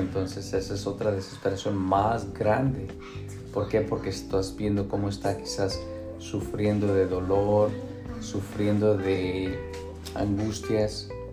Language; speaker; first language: Spanish; early bilingual, heritage; Spanish